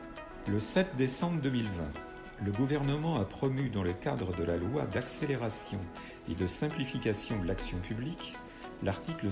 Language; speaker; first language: French; native; French